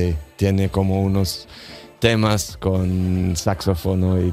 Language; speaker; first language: Spanish; non-native, learner; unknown